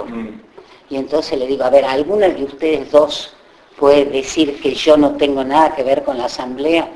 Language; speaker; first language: Spanish; native; Spanish